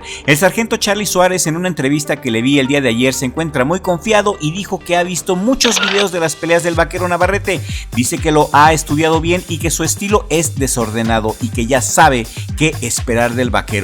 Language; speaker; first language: Spanish; native; Spanish